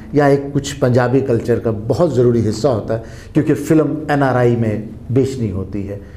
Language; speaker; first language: Hindi; native; Hindi